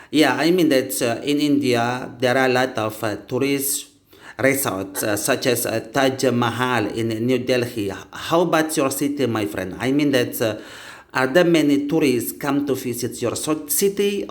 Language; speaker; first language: English; non-native, learner; Indonesian